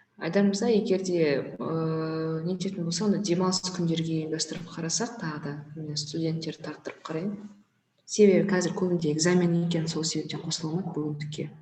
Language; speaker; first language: Kazakh; native; Kazakh